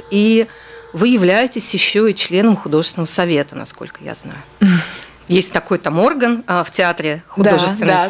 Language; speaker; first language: Russian; native; Russian